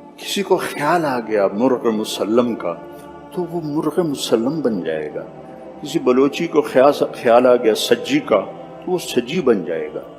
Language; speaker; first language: Urdu; non-native, local second language; Punjabi